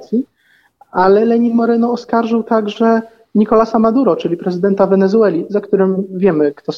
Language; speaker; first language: Polish; native; Polish